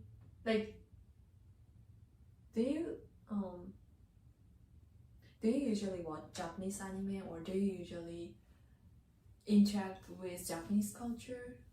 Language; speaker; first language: English; non-native, learner; Japanese